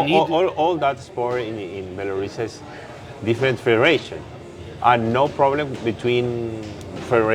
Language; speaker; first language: English; non-native, local second language; Spanish